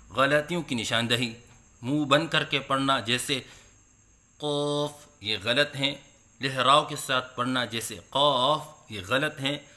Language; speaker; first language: Urdu; native; Urdu